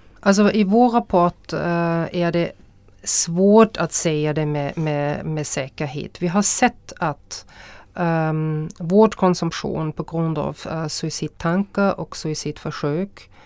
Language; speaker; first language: Swedish; non-native, fluent; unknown